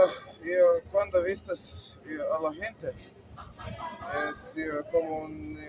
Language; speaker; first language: Spanish; non-native, learner; English